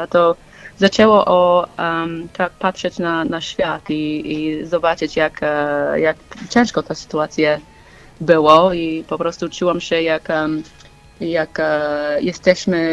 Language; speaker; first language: Polish; non-native, learner; English